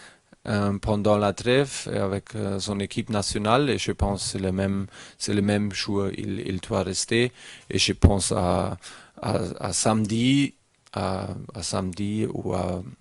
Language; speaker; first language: French; non-native, learner; German